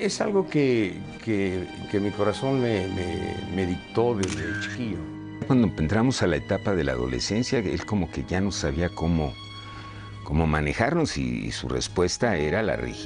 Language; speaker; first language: Spanish; native; Spanish